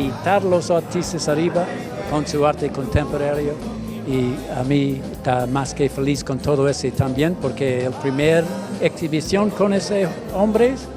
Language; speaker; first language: Spanish; non-native, learner; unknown